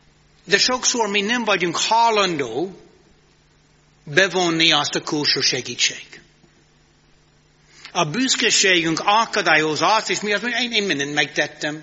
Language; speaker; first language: Hungarian; non-native, fluent; English